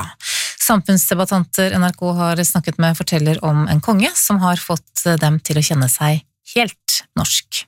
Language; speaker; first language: Norwegian; native; Norwegian